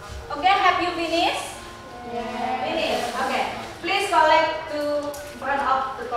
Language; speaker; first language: English; non-native, learner; Indonesian